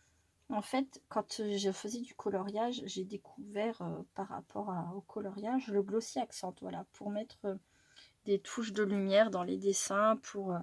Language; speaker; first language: French; native; French